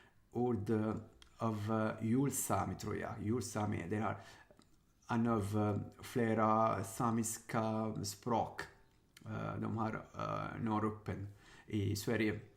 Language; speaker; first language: Swedish; non-native, learner; Sinhala